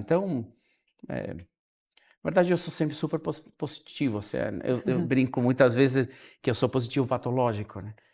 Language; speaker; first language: Portuguese; non-native, fluent; Spanish